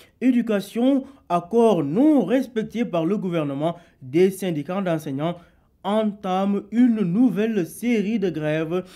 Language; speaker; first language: French; non-native, local second language; Wolof